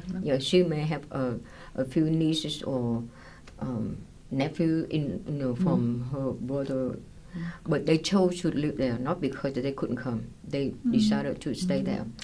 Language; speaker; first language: English; early bilingual, other home language; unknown